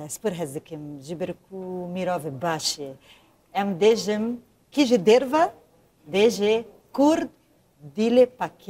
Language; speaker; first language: Kurdish; non-native, learner; Portuguese